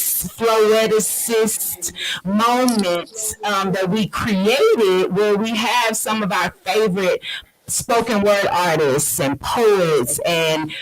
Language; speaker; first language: English; native; English